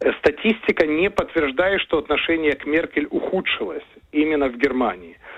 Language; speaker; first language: Russian; native; Russian